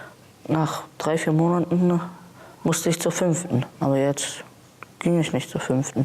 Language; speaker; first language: German; early bilingual, other home language; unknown